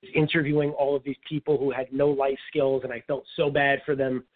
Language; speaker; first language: English; native; English